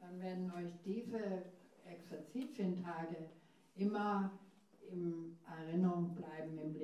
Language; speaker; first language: German; non-native, fluent; English